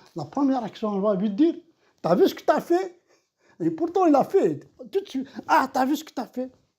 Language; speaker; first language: French; non-native, local second language; Kabyle